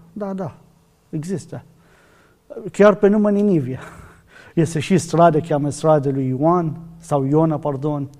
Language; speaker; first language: Romanian; non-native, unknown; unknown